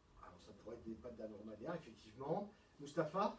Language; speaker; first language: French; native; French